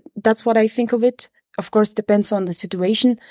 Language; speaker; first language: English; non-native, fluent; Kazakh